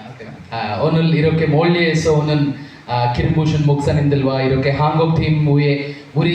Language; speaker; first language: Korean; non-native, learner; Telugu